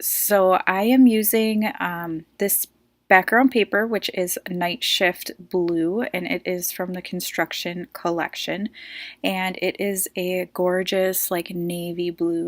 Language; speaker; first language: English; native; English